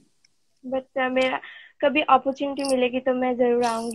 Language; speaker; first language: Hindi; non-native, learner; Bangla